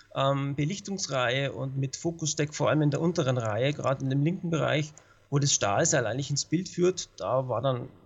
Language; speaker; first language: German; native; German